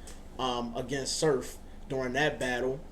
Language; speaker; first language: English; native; English